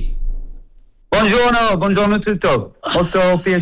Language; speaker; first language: Italian; non-native, learner; English